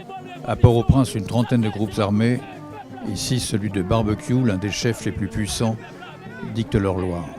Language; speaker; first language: French; native; French